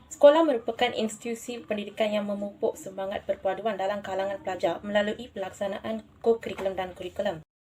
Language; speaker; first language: Malay; non-native, local second language; Tamil